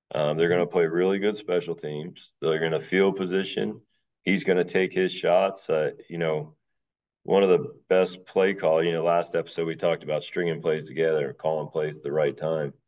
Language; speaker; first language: English; native; English